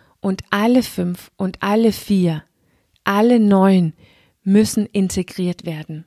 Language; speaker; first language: German; non-native, fluent; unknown